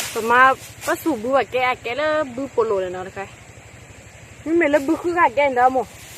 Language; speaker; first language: Thai; non-native, local second language; S'gaw Karen